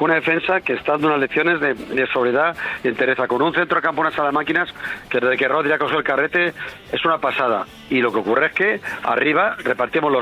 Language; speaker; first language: Spanish; native; Spanish